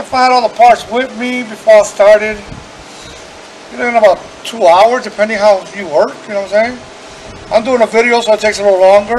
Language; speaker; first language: English; non-native, fluent; Spanish